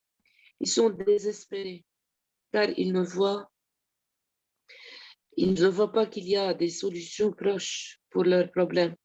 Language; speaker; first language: French; non-native, local second language; Arabic